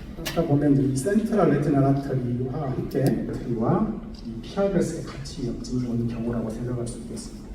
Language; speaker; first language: Korean; native; Korean